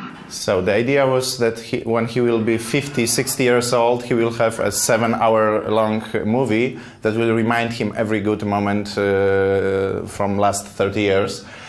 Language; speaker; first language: English; non-native, fluent; Polish